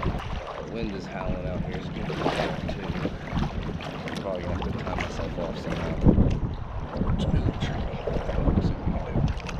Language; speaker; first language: English; native; English